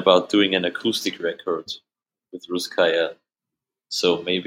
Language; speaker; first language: English; non-native, fluent; German